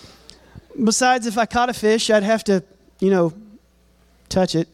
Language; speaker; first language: English; native; English